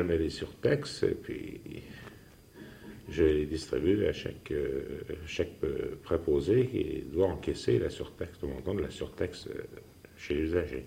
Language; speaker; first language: French; native; French